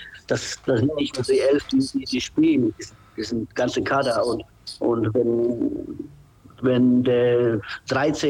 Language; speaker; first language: German; non-native, fluent; Polish